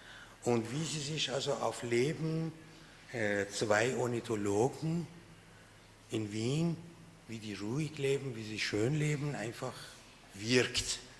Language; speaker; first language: German; non-native, fluent; Persian